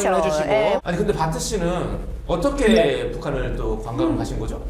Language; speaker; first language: Korean; native; Korean